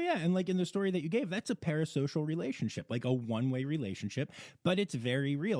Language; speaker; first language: English; native; English